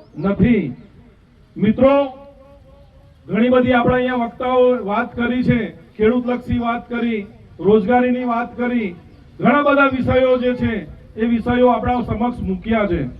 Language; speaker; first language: Gujarati; native; Gujarati